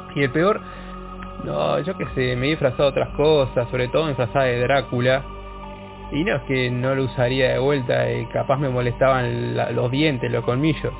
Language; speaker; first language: Spanish; native; Spanish